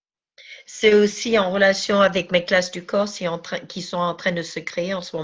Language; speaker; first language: French; native; French